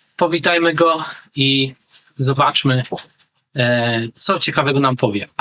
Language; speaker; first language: Polish; native; Polish